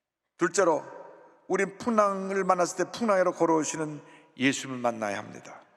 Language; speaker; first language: Korean; native; Korean